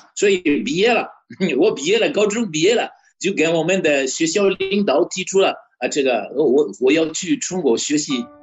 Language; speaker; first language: Chinese; non-native, fluent; Malagasy